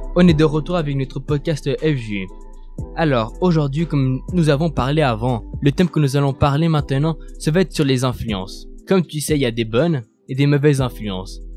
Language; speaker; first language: French; non-native, fluent; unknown